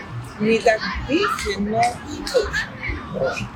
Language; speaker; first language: Russian; non-native, fluent; Spanish